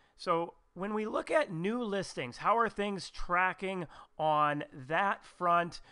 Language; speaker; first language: English; native; English